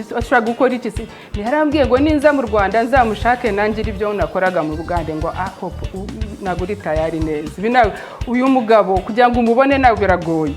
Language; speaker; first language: Kinyarwanda; early bilingual, heritage; Kinyarwanda